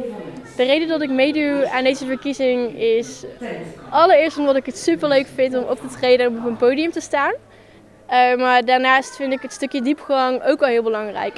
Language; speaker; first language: Dutch; native; Dutch